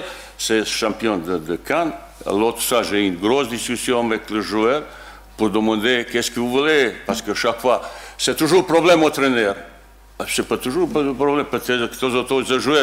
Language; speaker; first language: French; non-native, learner; Bosnian